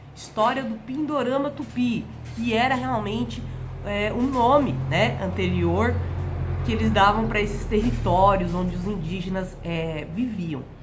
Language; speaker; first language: Portuguese; native; Portuguese